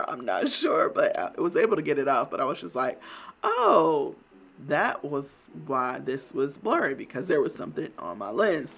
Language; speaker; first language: English; native; English